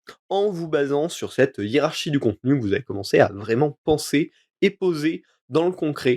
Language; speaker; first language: French; native; French